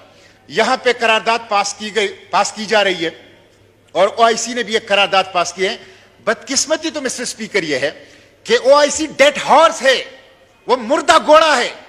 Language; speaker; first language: Urdu; non-native, local second language; Pashto